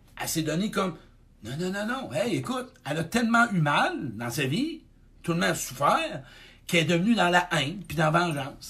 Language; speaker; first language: French; native; French